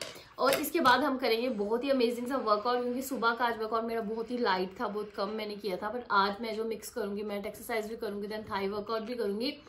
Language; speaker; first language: Hindi; native; Hindi